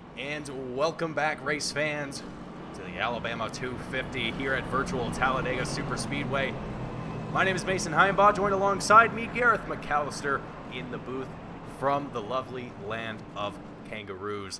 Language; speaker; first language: English; native; English